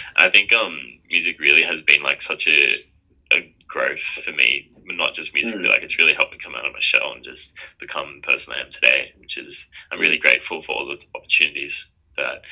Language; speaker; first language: English; native; English